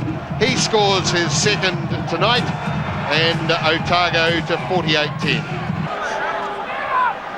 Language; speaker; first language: English; native; English